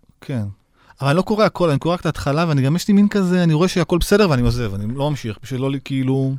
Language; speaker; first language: Hebrew; native; Hebrew